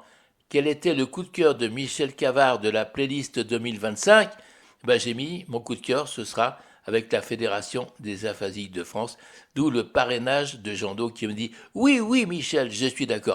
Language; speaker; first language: French; native; French